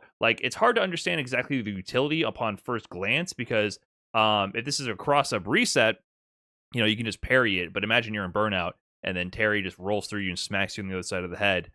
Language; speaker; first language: English; native; English